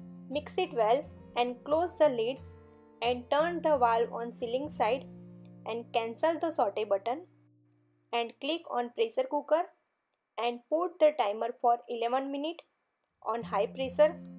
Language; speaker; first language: English; non-native, local second language; Gujarati